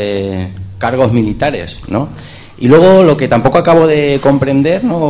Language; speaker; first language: Spanish; native; Spanish